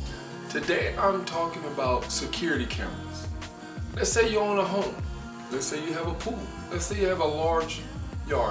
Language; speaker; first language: English; native; English